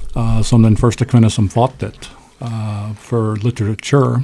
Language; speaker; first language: Swedish; non-native, learner; English